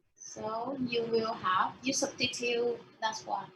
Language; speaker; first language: English; non-native, learner; Vietnamese